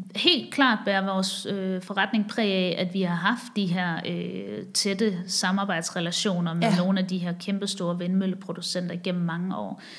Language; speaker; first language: Danish; native; Danish